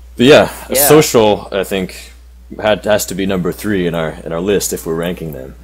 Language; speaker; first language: English; native; English